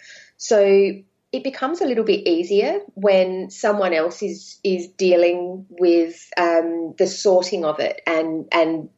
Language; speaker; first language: English; native; English